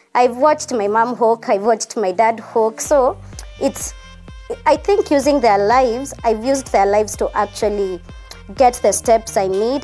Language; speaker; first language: English; non-native, local second language; Kikuyu